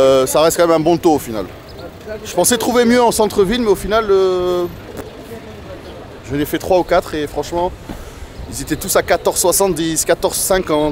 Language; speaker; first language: French; native; French